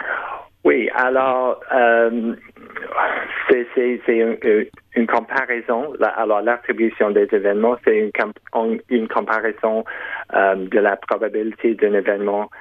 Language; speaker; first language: French; non-native, local second language; English